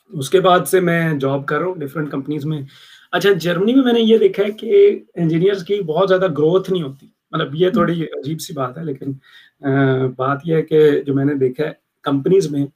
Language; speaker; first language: Urdu; native; Urdu